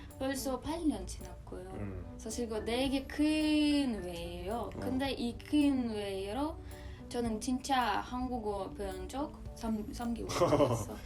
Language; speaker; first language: Korean; non-native, learner; Russian